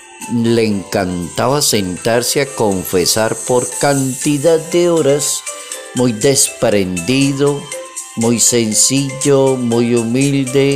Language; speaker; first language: Spanish; native; Spanish